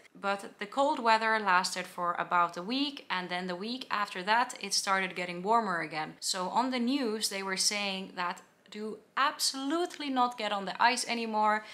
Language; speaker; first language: English; non-native, fluent; Finnish